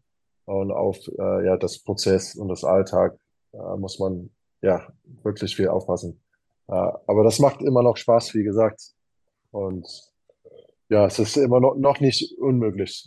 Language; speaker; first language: German; non-native, fluent; English